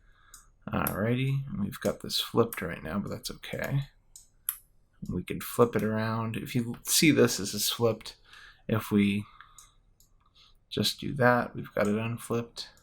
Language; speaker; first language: English; native; English